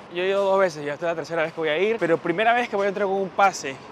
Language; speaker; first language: Spanish; native; Spanish